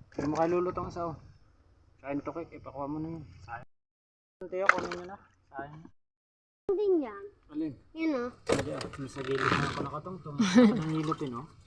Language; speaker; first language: Filipino; native; Filipino